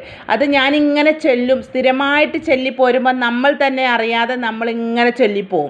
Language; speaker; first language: Malayalam; native; Malayalam